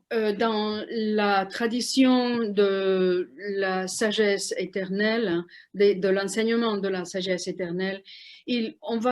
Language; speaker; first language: French; non-native, fluent; Spanish